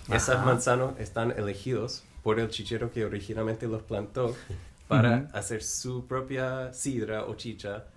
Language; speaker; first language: Spanish; non-native, fluent; English